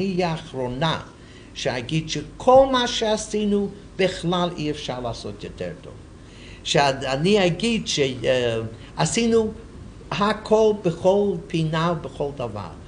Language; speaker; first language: Hebrew; non-native, fluent; English